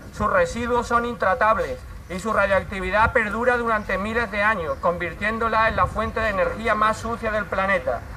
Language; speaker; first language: Spanish; native; Spanish